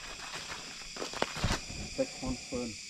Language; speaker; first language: English; non-native, learner; Thai